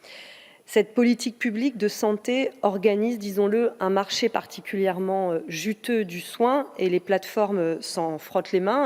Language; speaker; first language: French; native; French